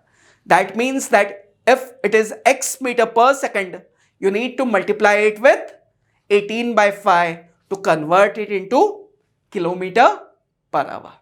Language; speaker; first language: English; non-native, local second language; Hindi